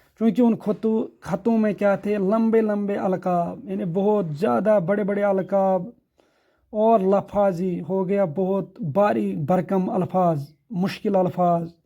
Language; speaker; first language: Urdu; non-native, local second language; Kashmiri